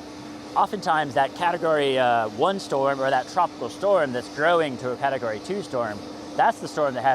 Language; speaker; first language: English; native; English